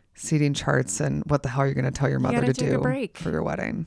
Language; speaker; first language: English; native; English